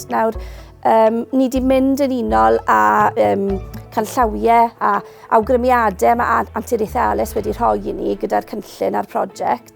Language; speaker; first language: Welsh; native; Welsh